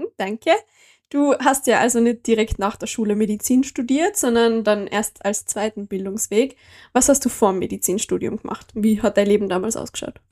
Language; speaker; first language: German; native; German